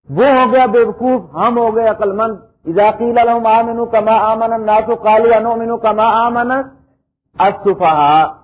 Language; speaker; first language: Urdu; native; Urdu